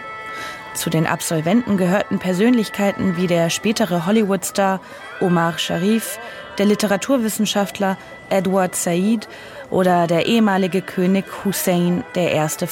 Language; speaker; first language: German; native; German